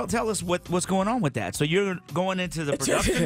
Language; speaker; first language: English; native; English